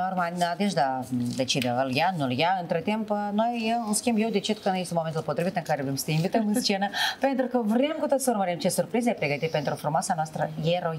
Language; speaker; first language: Romanian; native; Romanian